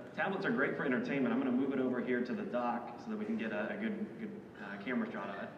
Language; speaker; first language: English; native; English